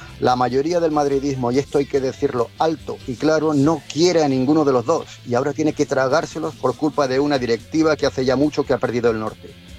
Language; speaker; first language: Spanish; native; Spanish